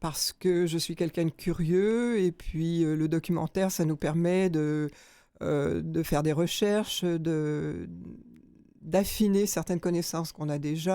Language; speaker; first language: French; native; French